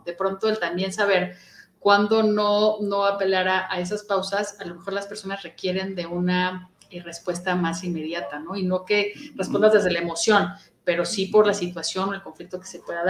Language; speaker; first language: Spanish; native; Spanish